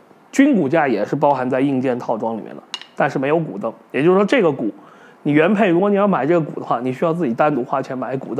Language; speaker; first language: Chinese; native; Chinese